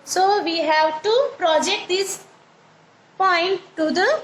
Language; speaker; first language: English; non-native, local second language; Gujarati